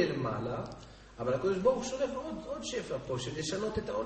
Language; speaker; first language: Hebrew; non-native, learner; English